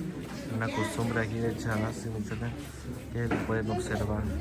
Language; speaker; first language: Spanish; native; Spanish